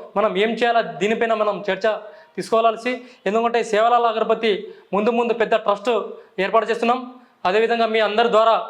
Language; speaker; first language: Telugu; non-native, local second language; Lambadi